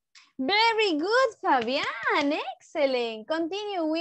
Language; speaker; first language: English; non-native, fluent; Spanish